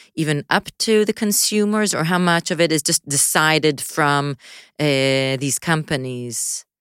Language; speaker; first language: English; native; English